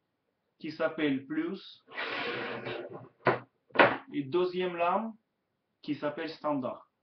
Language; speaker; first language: French; non-native, learner; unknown